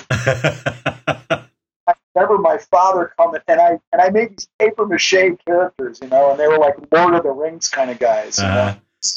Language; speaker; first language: English; native; English